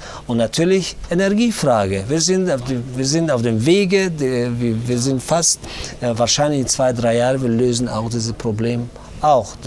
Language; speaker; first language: German; non-native, fluent; Tajik